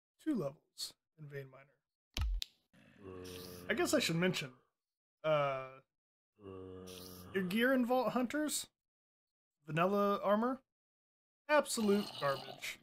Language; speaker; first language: English; native; English